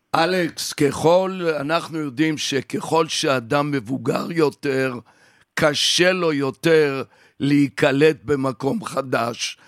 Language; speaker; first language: Hebrew; native; Hebrew